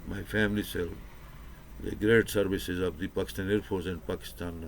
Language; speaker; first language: English; non-native, local second language; Urdu